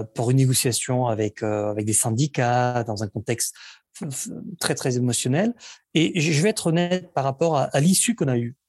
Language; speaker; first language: French; non-native, fluent; Spanish